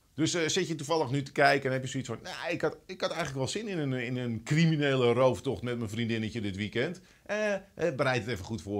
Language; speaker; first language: Dutch; native; Dutch